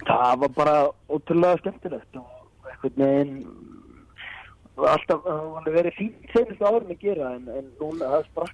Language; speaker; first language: Icelandic; native; Icelandic